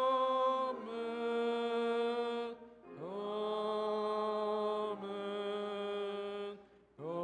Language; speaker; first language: Chinese; native; Chinese